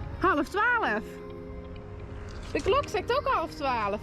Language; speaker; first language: Dutch; native; Dutch